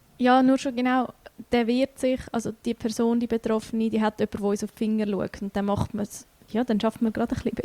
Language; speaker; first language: German; native; German